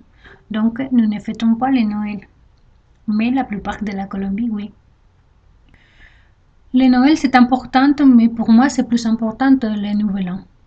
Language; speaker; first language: French; non-native, learner; Spanish